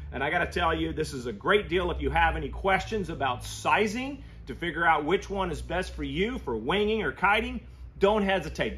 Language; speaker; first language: English; native; English